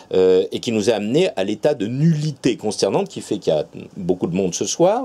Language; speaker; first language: French; native; French